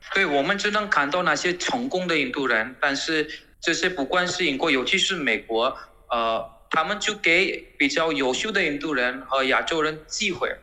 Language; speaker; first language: Chinese; non-native, fluent; Gujarati